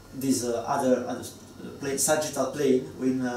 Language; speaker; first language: English; non-native, learner; Italian